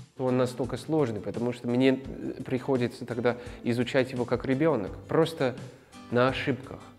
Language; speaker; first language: Russian; non-native, fluent; English